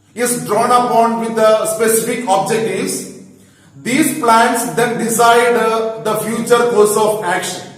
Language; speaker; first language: English; non-native, local second language; Malayalam